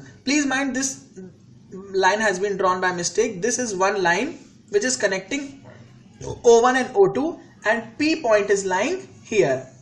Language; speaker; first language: English; non-native, local second language; Hindi